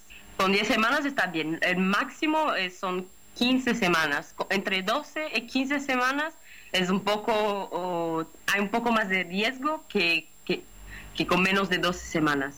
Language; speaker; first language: Spanish; non-native, fluent; Portuguese